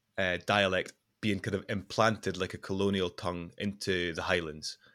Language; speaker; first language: English; non-native, local second language; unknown